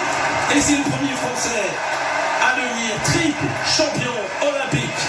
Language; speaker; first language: French; native; French